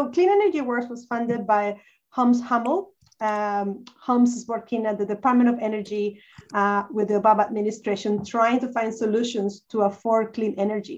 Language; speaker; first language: English; non-native, fluent; Spanish